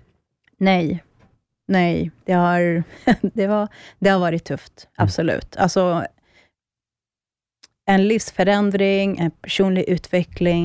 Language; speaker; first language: Swedish; early bilingual, other home language; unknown